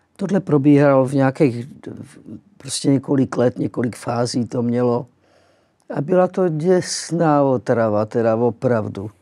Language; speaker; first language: Czech; early bilingual, other home language; Greek